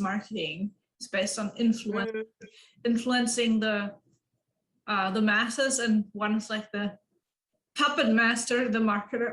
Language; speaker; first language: English; non-native, fluent; German